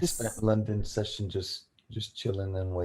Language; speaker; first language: English; native; English